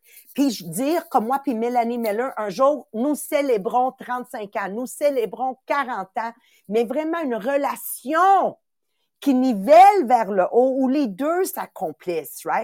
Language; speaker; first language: French; native; French